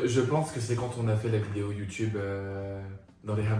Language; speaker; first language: French; native; French